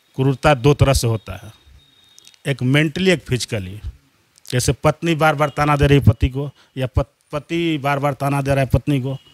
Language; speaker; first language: Hindi; native; Hindi